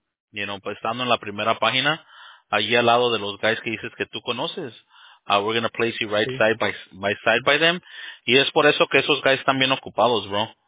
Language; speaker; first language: Spanish; early bilingual, heritage; Spanish